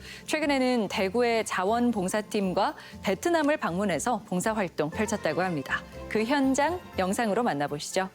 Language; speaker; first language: Korean; native; Korean